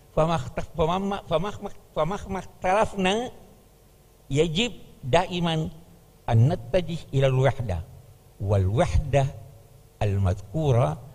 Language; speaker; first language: Arabic; non-native, fluent; Indonesian